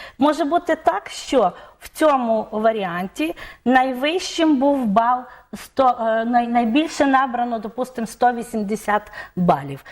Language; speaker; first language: Ukrainian; native; Ukrainian